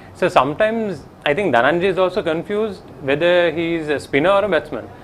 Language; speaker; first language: English; non-native, local second language; Sinhala